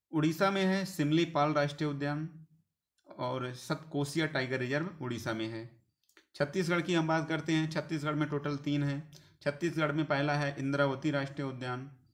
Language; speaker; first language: Hindi; native; Hindi